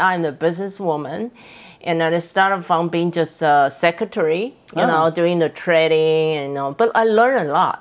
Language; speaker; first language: English; non-native, fluent; Chinese